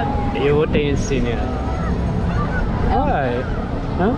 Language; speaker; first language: Portuguese; non-native, learner; Arabic